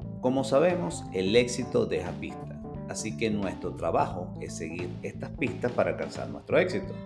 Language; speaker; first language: Spanish; native; Spanish